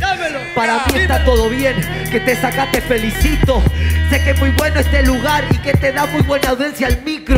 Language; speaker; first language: Spanish; native; Spanish